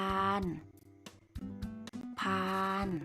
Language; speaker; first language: Thai; native; Thai